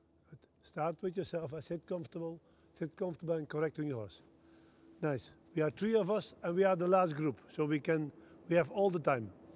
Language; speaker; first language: English; non-native, fluent; Dutch